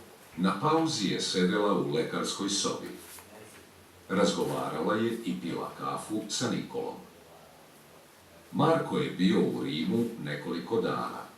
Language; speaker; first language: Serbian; non-native, learner; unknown